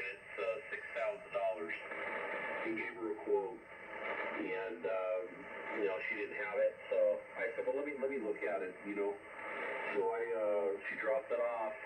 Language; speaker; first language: English; native; English